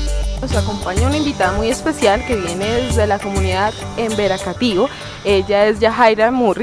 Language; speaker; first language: Spanish; native; Spanish